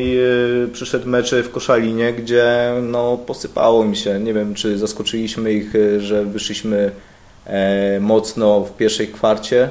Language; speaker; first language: Polish; native; Polish